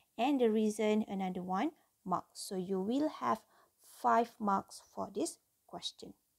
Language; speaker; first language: English; non-native, local second language; Malay